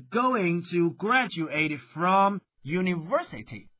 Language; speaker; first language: English; non-native, fluent; Chinese